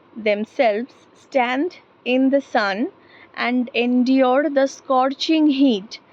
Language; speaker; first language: English; non-native, local second language; Bangla